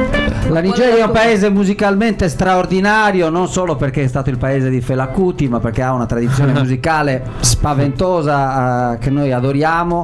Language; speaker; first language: Italian; native; Italian